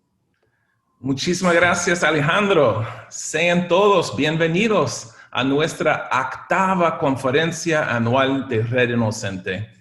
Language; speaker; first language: Spanish; non-native, fluent; English